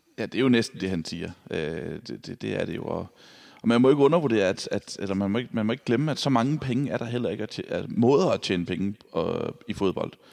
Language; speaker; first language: Danish; native; Danish